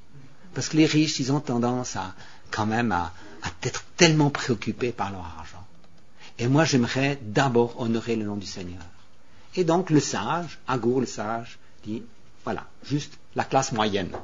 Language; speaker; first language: French; native; French